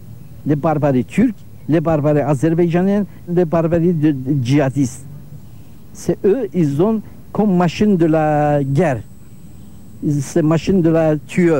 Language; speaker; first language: French; non-native, learner; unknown